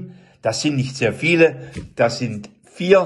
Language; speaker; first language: German; native; German